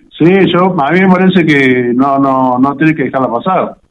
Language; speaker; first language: Spanish; native; Spanish